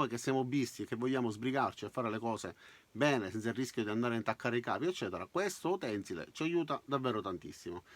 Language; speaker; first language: Italian; native; Italian